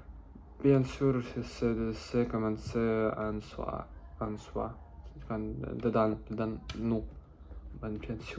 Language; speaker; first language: French; non-native, learner; Russian